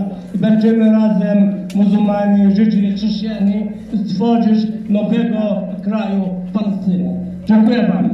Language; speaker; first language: Polish; non-native, fluent; Arabic